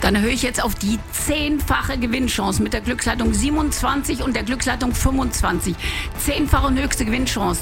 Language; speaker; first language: German; native; German